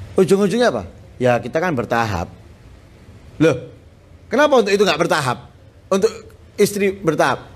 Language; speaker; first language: Indonesian; native; Indonesian